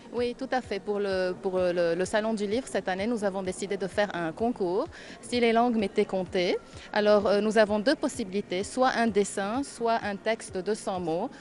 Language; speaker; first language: French; non-native, local second language; Arabic